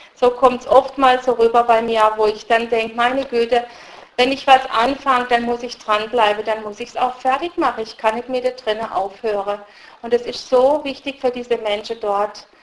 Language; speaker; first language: German; early bilingual, other home language; Russian